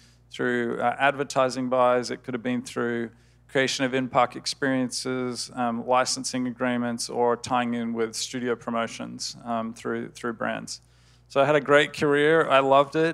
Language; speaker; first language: English; native; English